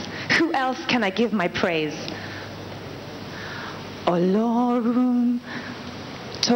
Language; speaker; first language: English; native; English